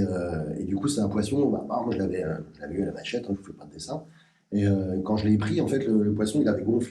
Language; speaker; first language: French; native; French